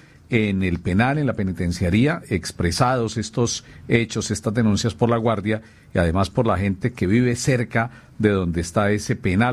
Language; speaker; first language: Spanish; native; Spanish